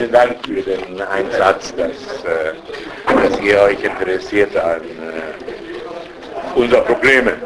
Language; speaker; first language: German; non-native, fluent; Arabic